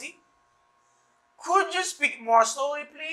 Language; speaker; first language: English; non-native, fluent; Haitian Creole